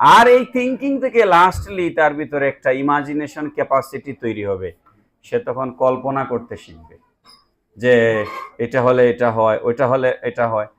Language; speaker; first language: Bangla; native; Bangla